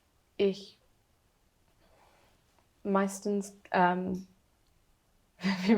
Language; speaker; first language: German; non-native, learner; English